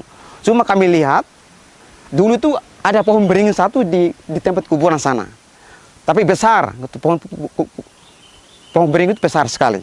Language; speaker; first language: Indonesian; non-native, local second language; Tetum